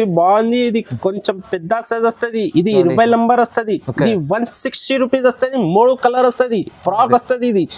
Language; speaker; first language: Telugu; non-native, local second language; Urdu